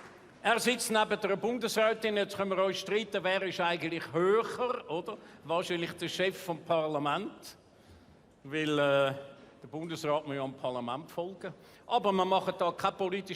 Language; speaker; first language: German; native; German